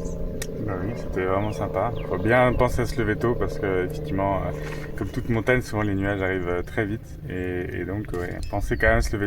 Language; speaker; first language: French; native; French